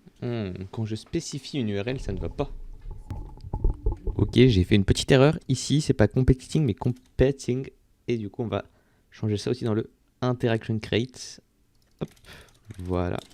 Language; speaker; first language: French; native; French